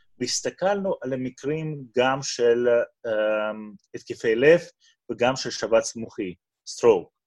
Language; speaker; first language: Hebrew; non-native, fluent; Russian